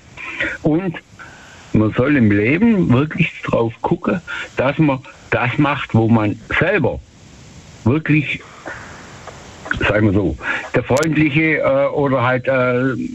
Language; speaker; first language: German; native; German